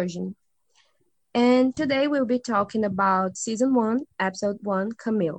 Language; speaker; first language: English; non-native, fluent; Portuguese